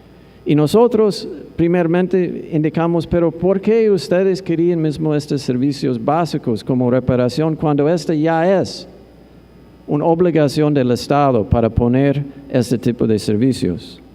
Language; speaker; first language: Spanish; non-native, fluent; English